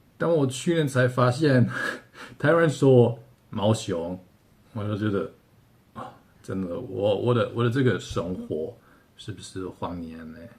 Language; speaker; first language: Chinese; non-native, fluent; German